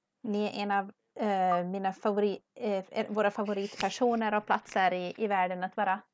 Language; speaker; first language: Swedish; non-native, learner; English